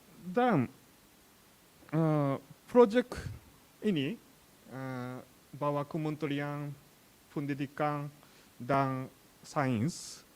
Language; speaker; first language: Indonesian; non-native, learner; Japanese